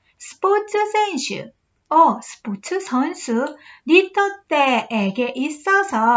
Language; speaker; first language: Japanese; non-native, fluent; Korean